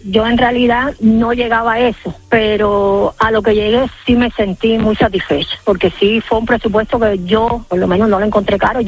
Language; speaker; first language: Spanish; native; Spanish